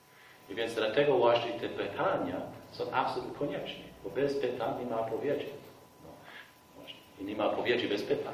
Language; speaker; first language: Polish; non-native, fluent; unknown